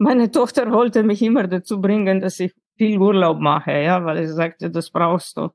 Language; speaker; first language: German; non-native, fluent; Slovenian